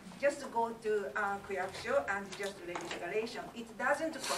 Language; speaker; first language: English; non-native, learner; Japanese